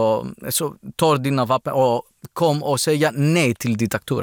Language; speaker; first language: Swedish; non-native, learner; Greek